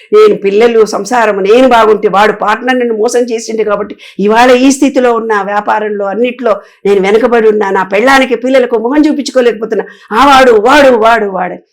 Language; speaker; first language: Telugu; native; Telugu